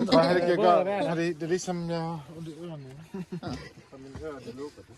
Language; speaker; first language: Danish; non-native, learner; Thai